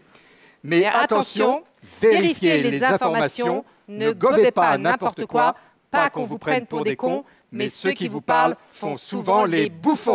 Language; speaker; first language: French; native; French